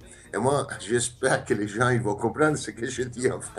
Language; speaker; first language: French; non-native, fluent; Italian